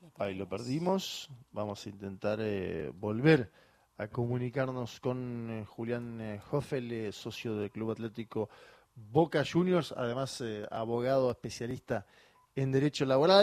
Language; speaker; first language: Spanish; native; Spanish